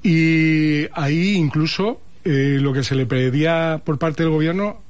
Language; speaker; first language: Spanish; native; Spanish